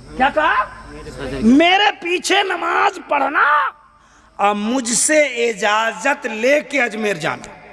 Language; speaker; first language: Hindi; native; Hindi